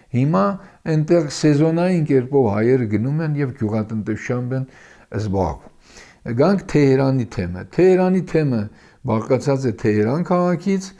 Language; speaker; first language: Armenian; early bilingual, heritage; Armenian